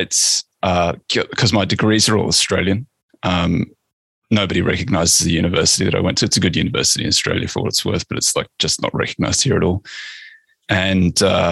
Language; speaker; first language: English; native; English